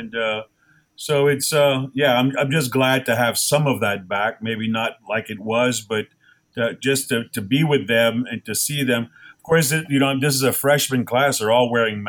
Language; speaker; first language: English; native; English